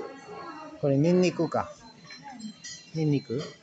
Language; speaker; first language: Japanese; non-native, learner; Malay